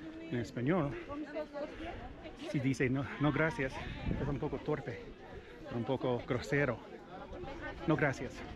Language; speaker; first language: Spanish; non-native, learner; English